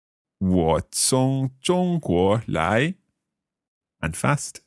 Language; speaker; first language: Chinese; non-native, learner; English